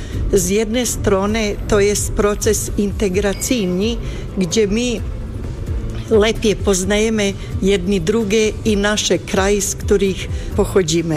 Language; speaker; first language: Polish; non-native, fluent; Bosnian